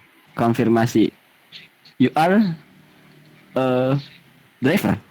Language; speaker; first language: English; non-native, learner; Indonesian